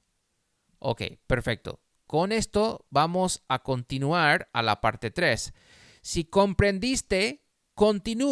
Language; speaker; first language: Spanish; non-native, fluent; English